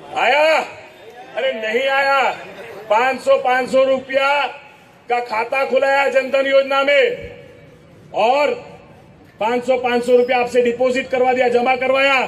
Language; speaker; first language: Hindi; non-native, local second language; Gujarati